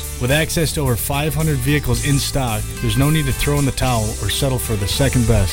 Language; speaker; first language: English; native; English